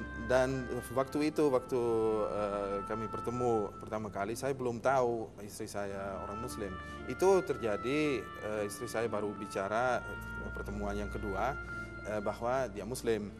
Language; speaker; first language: Indonesian; non-native, fluent; Dutch